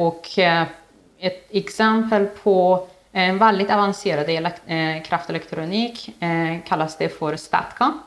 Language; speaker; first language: Swedish; non-native, fluent; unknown